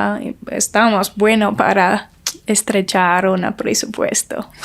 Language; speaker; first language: Spanish; non-native, learner; English